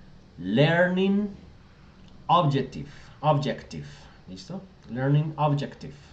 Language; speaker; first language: English; non-native, fluent; Spanish